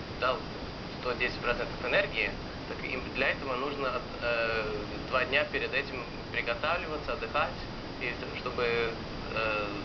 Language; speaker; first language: Russian; early bilingual, heritage; Russian